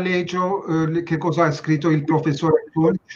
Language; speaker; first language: Italian; non-native, learner; Turkish